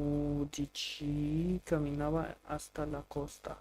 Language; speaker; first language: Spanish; non-native, learner; English